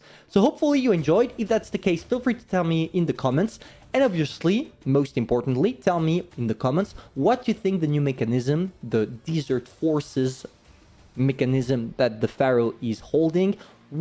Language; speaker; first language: English; non-native, fluent; French